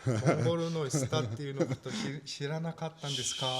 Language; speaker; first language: Japanese; non-native, fluent; Mongolian